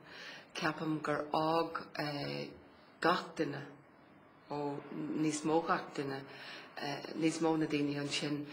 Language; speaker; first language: Irish; non-native, local second language; English